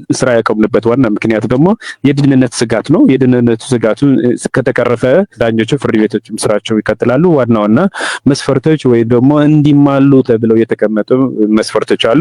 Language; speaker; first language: Amharic; non-native, local second language; Tigrinya